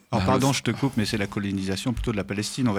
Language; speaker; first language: French; native; French